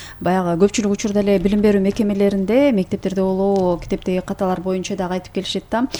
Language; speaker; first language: Kyrgyz; native; Kyrgyz